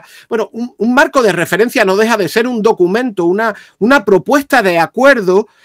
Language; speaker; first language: Spanish; native; Spanish